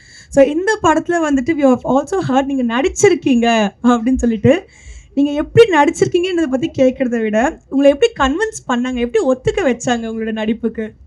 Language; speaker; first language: Tamil; native; Tamil